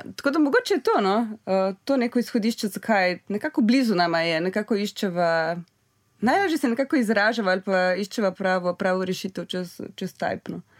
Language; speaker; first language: Slovenian; native; Slovenian